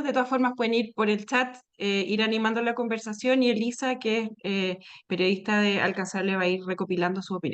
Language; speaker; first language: Spanish; native; Spanish